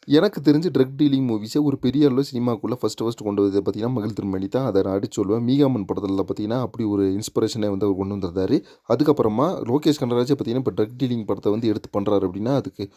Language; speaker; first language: Tamil; native; Tamil